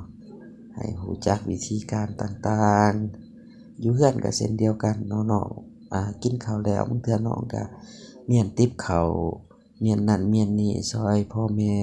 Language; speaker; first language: Thai; non-native, local second language; Lao